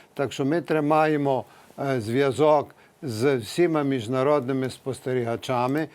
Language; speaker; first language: Ukrainian; early bilingual, heritage; Ukrainian